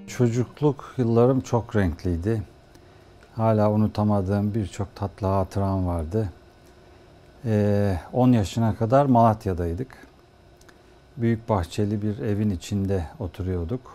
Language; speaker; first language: Turkish; native; Turkish